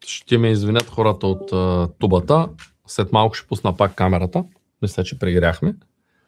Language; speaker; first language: Bulgarian; native; Bulgarian